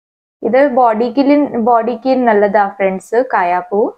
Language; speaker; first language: Malayalam; non-native, learner; Hindi